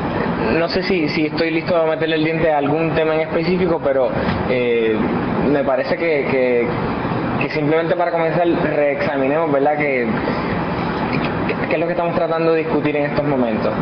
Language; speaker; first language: Spanish; native; Spanish